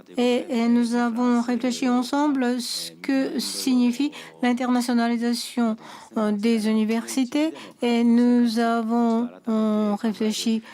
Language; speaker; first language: French; non-native, fluent; Japanese